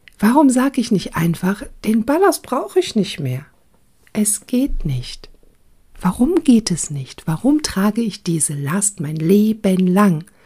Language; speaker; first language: German; early bilingual, other home language; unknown